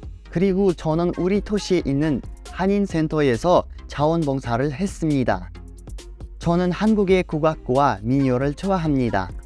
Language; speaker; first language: Korean; non-native, learner; Kazakh